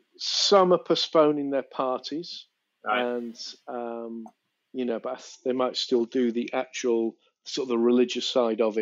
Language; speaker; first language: English; native; English